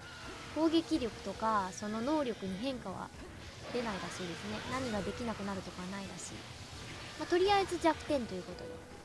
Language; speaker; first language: Japanese; native; Japanese